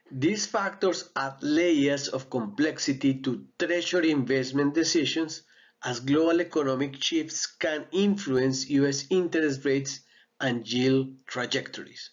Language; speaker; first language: English; non-native, fluent; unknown